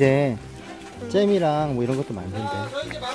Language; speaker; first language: Korean; native; Korean